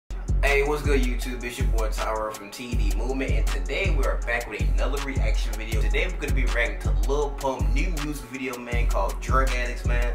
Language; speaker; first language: English; native; English